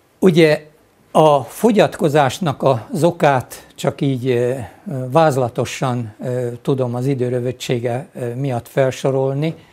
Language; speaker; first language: Hungarian; native; Hungarian